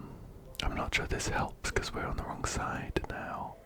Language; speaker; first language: English; native; English